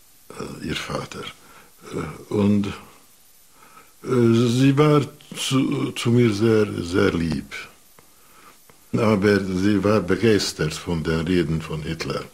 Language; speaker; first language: German; non-native, fluent; Hungarian